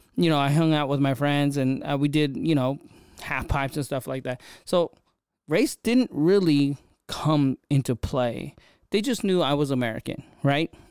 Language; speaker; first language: English; early bilingual, other home language; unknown